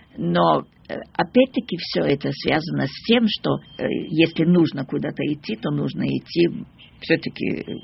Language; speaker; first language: Russian; early bilingual, heritage; Russian